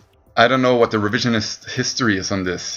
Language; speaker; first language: English; non-native, fluent; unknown